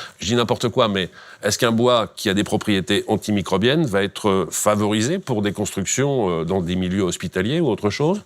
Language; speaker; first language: French; native; French